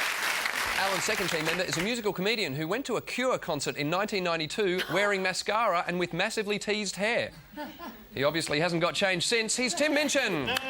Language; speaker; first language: English; native; English